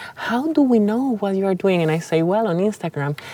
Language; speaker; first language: English; non-native, fluent; Spanish